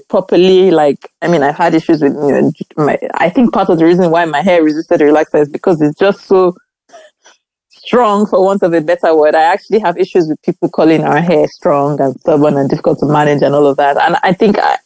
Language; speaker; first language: English; non-native, local second language; Igbo